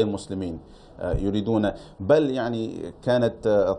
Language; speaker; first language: Arabic; non-native, fluent; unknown